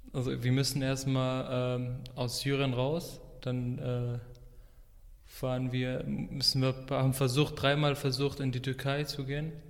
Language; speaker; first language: German; non-native, fluent; Arabic